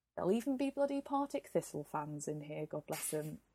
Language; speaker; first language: English; native; English